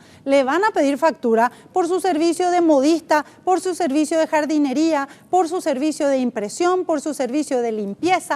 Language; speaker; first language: Spanish; native; Spanish